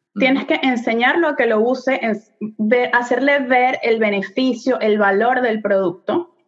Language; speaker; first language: Spanish; native; Spanish